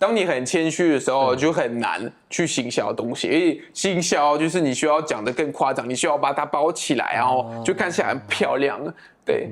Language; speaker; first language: Chinese; non-native, fluent; French